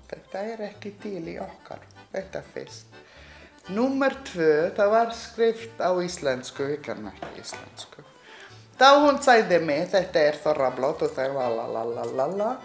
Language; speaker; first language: Icelandic; non-native, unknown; Arabic